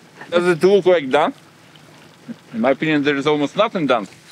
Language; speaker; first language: English; non-native, fluent; Russian